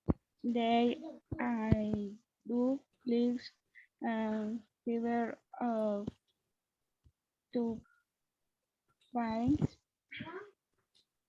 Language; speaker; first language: English; non-native, learner; Spanish